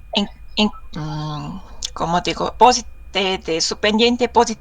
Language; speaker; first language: Spanish; non-native, learner; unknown